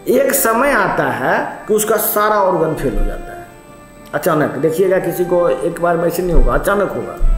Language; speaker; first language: Hindi; native; Hindi